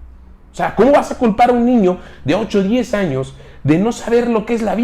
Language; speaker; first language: Spanish; native; Spanish